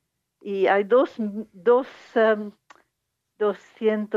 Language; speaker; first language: Spanish; non-native, fluent; English